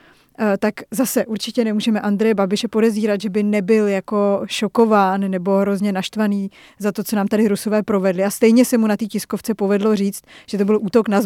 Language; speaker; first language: Czech; native; Czech